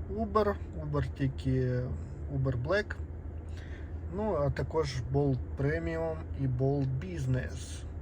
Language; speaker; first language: Ukrainian; non-native, local second language; Russian